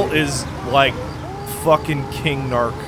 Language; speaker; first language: English; native; English